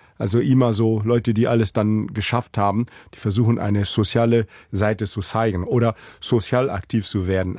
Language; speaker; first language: German; non-native, fluent; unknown